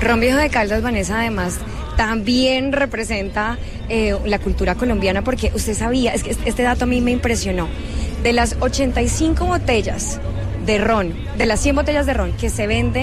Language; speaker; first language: Spanish; native; Spanish